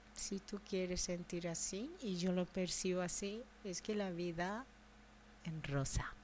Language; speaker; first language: Spanish; non-native, fluent; Japanese